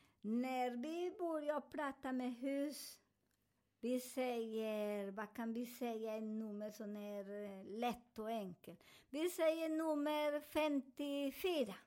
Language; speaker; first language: Swedish; non-native, learner; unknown